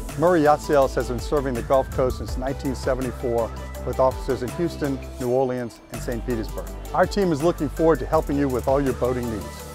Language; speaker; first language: English; native; English